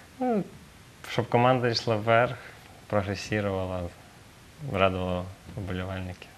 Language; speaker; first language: Ukrainian; native; Ukrainian